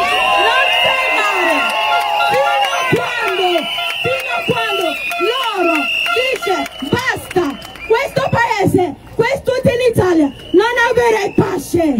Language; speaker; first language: Italian; non-native, learner; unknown